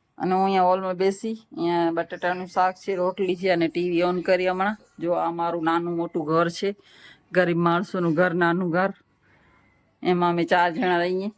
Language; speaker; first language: Gujarati; non-native, local second language; Kachhi